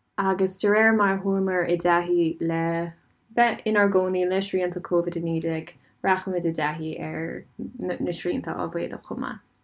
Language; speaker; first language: Irish; non-native, local second language; English